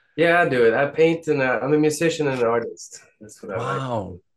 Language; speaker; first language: English; non-native, fluent; Swedish